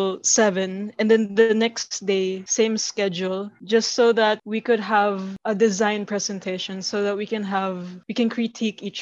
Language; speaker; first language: English; non-native, local second language; Filipino